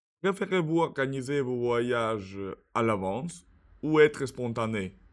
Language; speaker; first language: French; non-native, learner; Russian